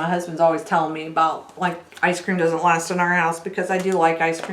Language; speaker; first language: English; native; English